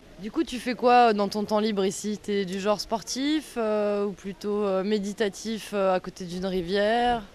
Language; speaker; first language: French; native; French